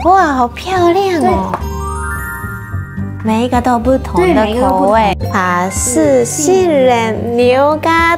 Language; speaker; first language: Chinese; non-native, fluent; Japanese